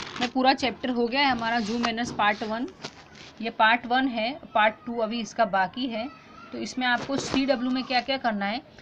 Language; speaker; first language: Hindi; non-native, local second language; Gujarati